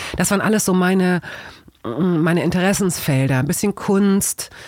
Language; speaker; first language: German; native; German